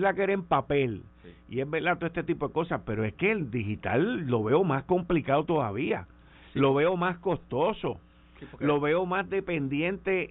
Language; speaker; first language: Spanish; native; Spanish